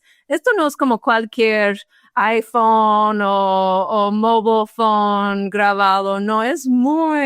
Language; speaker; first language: Spanish; non-native, fluent; English